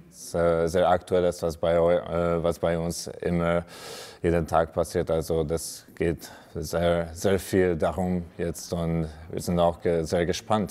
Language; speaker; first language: German; non-native, fluent; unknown